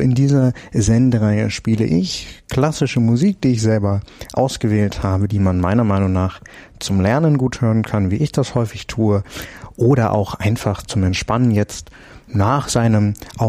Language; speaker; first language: German; native; German